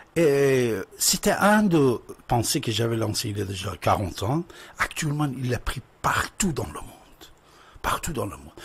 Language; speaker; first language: French; non-native, fluent; Persian